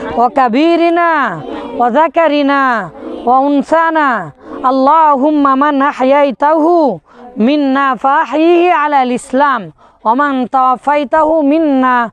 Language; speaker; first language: Arabic; non-native, fluent; Bangla